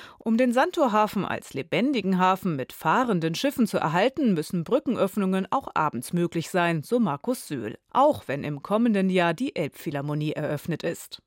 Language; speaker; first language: German; native; German